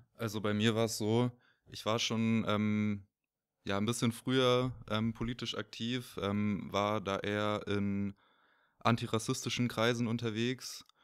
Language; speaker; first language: German; native; German